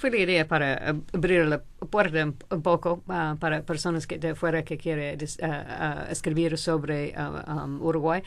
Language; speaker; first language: Spanish; non-native, fluent; English